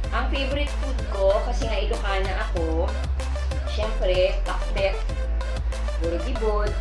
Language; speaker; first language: Filipino; non-native, local second language; Iloko